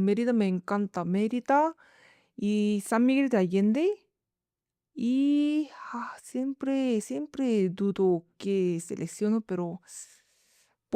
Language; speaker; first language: Spanish; non-native, fluent; Korean